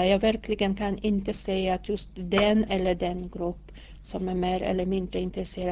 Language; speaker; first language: Swedish; non-native, fluent; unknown